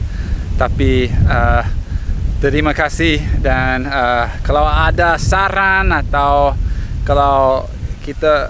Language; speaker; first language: Indonesian; non-native, fluent; English